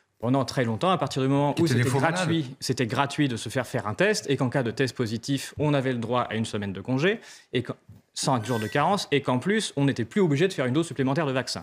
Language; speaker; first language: French; native; French